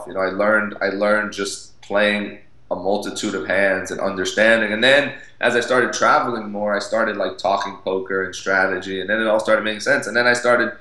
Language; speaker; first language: English; native; English